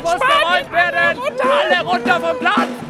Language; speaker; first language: German; native; German